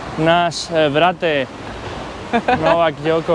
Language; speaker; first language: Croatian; non-native, learner; Spanish